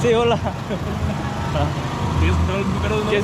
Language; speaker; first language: Spanish; non-native, learner; Korean